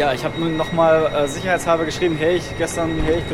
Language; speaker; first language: German; native; German